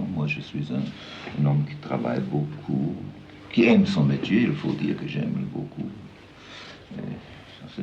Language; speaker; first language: French; non-native, fluent; German